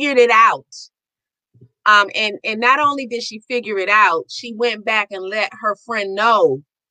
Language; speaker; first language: English; native; English